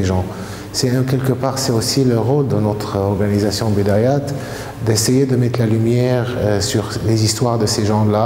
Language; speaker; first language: French; non-native, fluent; Arabic